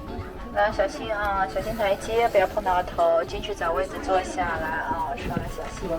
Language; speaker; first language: Chinese; native; Chinese